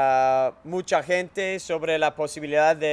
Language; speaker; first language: Spanish; non-native, fluent; English